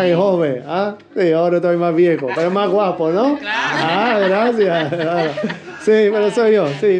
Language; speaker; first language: Spanish; non-native, learner; English